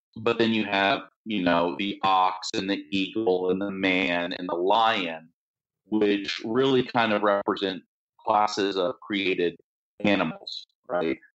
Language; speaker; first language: English; native; English